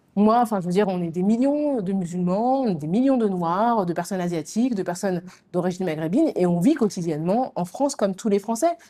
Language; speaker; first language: French; native; French